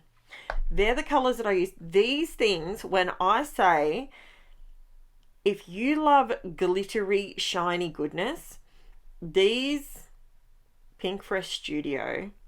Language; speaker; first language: English; native; English